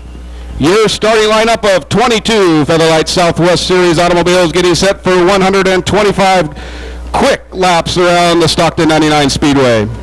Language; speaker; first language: English; native; English